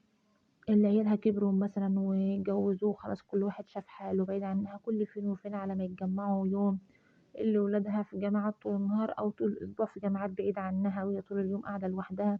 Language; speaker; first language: Arabic; native; Arabic